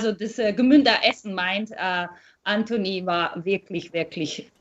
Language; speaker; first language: German; non-native, fluent; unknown